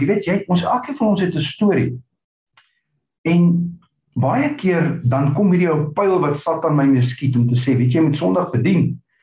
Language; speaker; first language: Afrikaans; early bilingual, heritage; Afrikaans